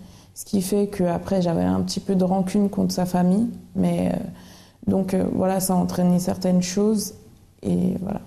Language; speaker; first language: French; native; French